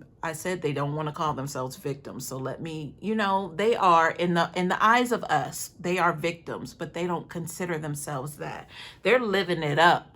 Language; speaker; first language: English; native; English